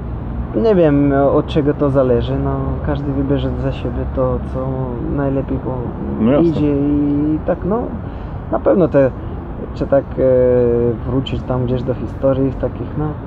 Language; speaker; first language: Polish; non-native, learner; Russian